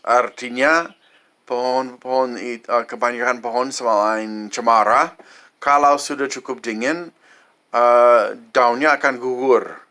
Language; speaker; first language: Indonesian; non-native, fluent; English